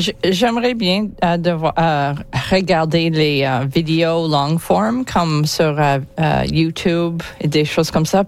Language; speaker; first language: French; non-native, local second language; English